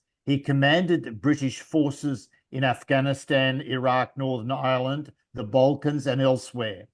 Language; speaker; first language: English; native; English